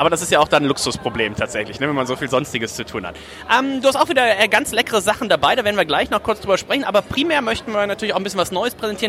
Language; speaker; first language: German; native; German